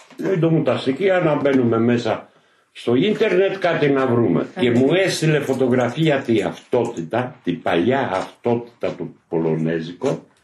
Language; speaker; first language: Greek; non-native, fluent; Polish